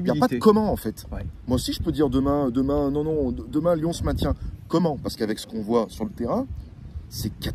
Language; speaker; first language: French; native; French